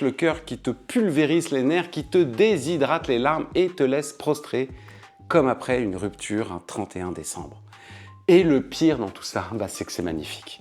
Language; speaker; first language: French; native; French